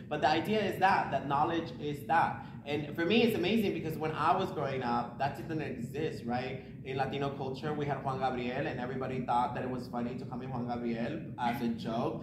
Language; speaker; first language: English; early bilingual, other home language; Spanish